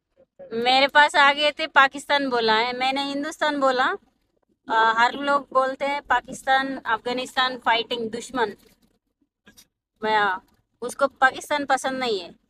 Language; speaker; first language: Hindi; non-native, local second language; Telugu